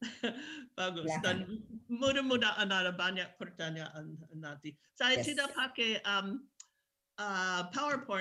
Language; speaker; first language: Indonesian; non-native, fluent; English